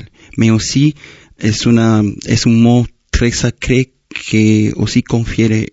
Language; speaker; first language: French; non-native, fluent; Spanish